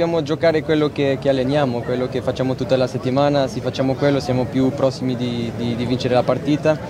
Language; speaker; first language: Italian; non-native, fluent; Portuguese